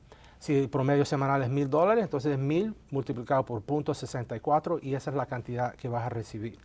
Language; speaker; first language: Spanish; native; Spanish